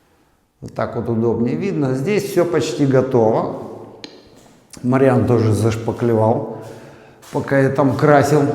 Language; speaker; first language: Russian; native; Russian